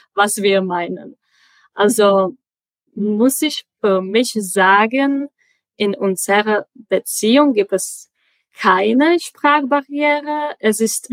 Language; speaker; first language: German; non-native, learner; Czech